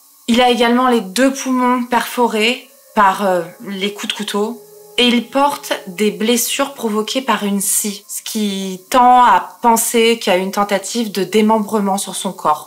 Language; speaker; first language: French; native; French